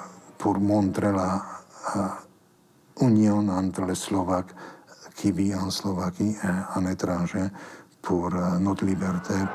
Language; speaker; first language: French; non-native, fluent; Slovak